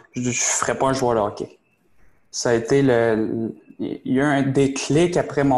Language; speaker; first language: French; native; French